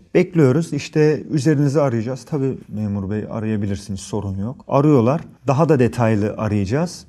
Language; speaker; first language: Turkish; early bilingual, heritage; Turkish